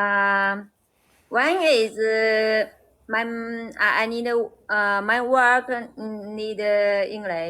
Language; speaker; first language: English; non-native, learner; Chinese